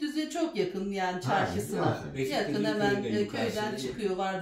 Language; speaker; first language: Turkish; native; Turkish